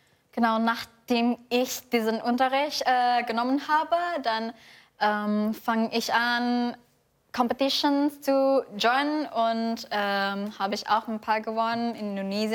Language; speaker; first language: German; non-native, fluent; Indonesian